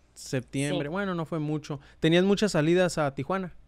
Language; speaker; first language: Spanish; native; Spanish